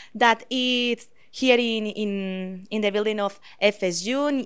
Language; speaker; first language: English; non-native, fluent; Spanish